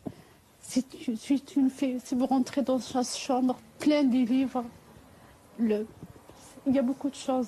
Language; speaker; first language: French; non-native, fluent; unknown